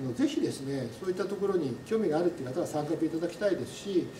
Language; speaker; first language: Japanese; native; Japanese